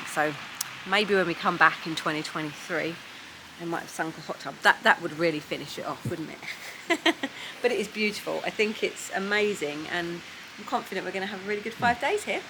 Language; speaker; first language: English; native; English